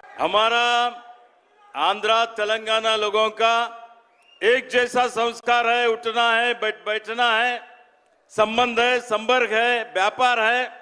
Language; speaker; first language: Hindi; non-native, local second language; Kannada